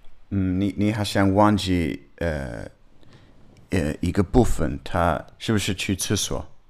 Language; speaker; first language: Chinese; non-native, learner; English